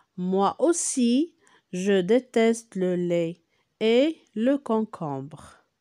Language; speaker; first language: French; non-native, local second language; Arabic